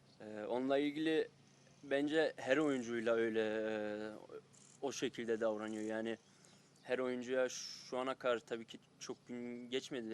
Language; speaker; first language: Turkish; early bilingual, heritage; Turkish